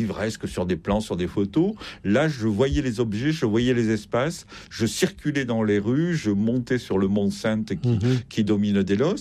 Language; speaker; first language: French; native; French